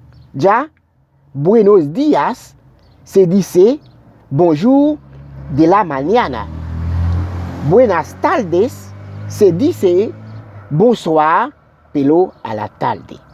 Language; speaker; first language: Spanish; non-native, learner; Haitian Creole